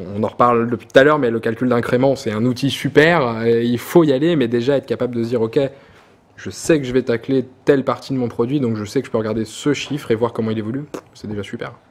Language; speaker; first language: French; native; French